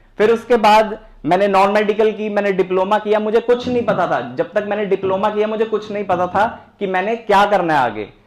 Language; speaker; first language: Hindi; native; Hindi